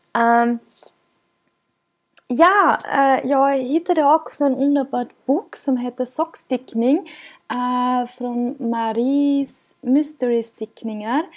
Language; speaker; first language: Swedish; non-native, fluent; German